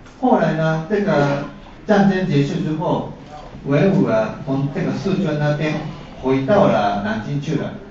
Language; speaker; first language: Chinese; non-native, fluent; Japanese